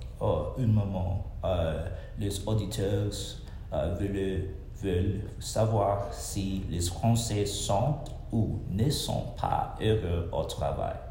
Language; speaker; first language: French; non-native, learner; English